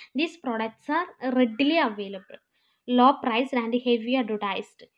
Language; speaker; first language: English; non-native, local second language; Malayalam